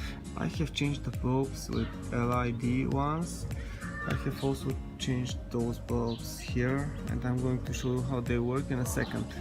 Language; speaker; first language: English; non-native, fluent; Bulgarian